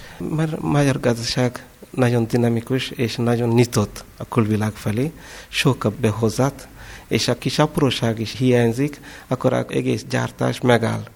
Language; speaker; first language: Hungarian; non-native, fluent; Kannada